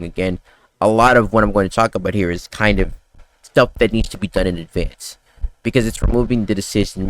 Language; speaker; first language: English; native; English